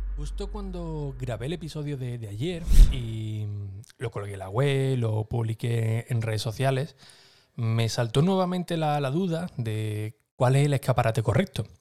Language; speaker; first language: Spanish; native; Spanish